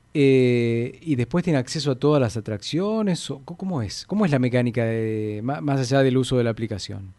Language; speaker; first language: Spanish; native; Spanish